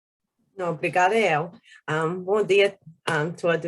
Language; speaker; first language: Portuguese; early bilingual, heritage; Portuguese